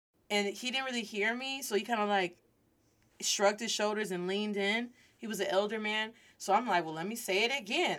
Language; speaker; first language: English; native; English